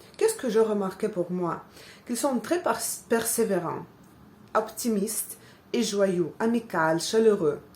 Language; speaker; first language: French; non-native, fluent; Russian